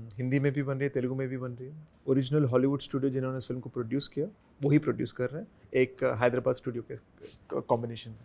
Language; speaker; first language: Hindi; non-native, local second language; Telugu